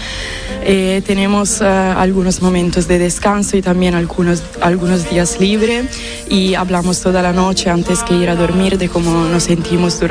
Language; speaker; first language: Spanish; non-native, fluent; Italian